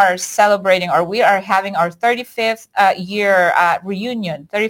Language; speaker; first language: English; non-native, local second language; Iloko